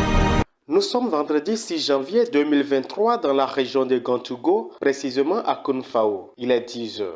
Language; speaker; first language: French; native; French